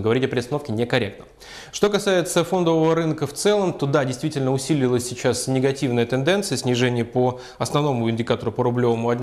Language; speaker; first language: Russian; native; Russian